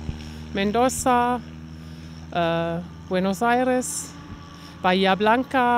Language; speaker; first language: Spanish; non-native, learner; German